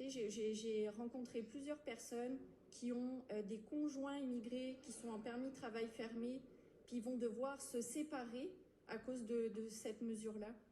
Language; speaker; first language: French; native; French